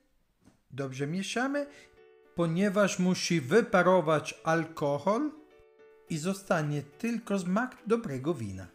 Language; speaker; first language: Polish; non-native, learner; Italian